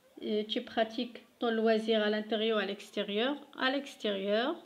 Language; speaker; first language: French; non-native, local second language; Arabic